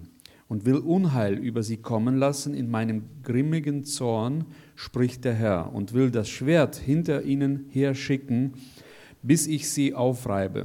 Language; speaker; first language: German; native; German